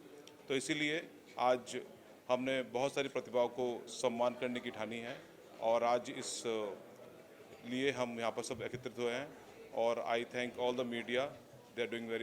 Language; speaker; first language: Hindi; native; Hindi